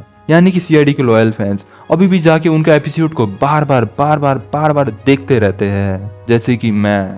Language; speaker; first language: Hindi; non-native, local second language; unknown